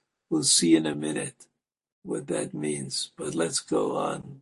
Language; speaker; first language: English; native; English